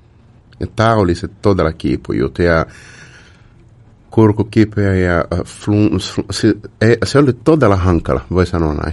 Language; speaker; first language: Finnish; non-native, fluent; Portuguese